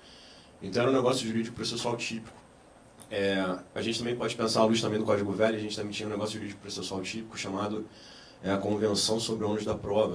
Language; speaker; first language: Portuguese; native; Portuguese